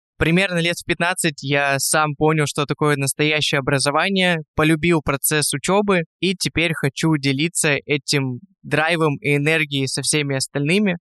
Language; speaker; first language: Russian; native; Russian